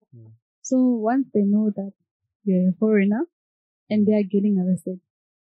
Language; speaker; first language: English; non-native, local second language; Shona